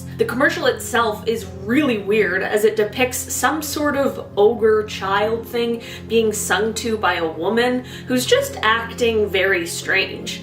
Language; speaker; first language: English; native; English